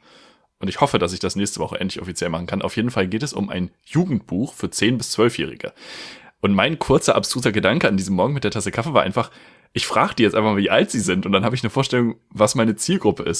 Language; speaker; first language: German; native; German